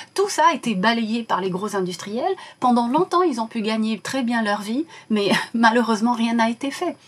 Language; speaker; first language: French; non-native, local second language; Arabic